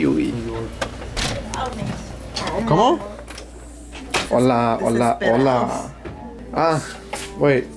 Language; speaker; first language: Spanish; early bilingual, heritage; Spanish